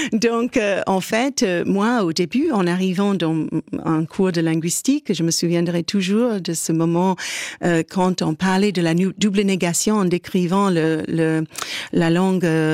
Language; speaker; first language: French; native; French